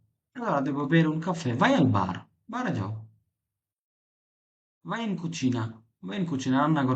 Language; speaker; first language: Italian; non-native, fluent; Bangla